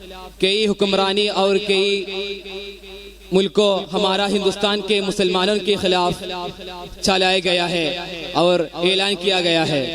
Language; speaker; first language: Hindi; non-native, local second language; Malayalam